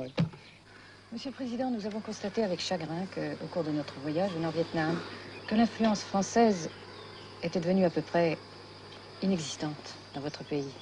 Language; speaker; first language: French; native; French